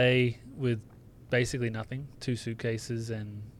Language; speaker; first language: English; native; English